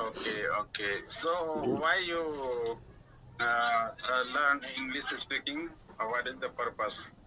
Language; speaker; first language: English; non-native, learner; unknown